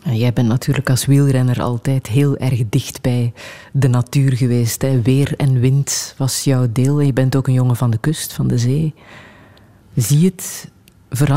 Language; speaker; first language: Dutch; native; Dutch